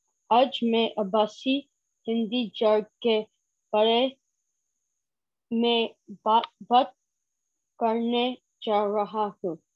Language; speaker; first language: Hindi; non-native, learner; English